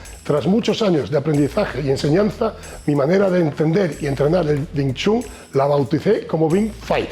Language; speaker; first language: Spanish; native; Spanish